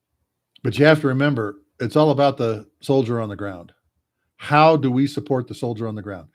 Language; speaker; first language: English; native; English